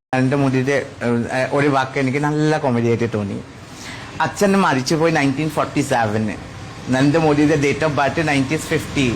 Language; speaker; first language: Malayalam; non-native, fluent; Assamese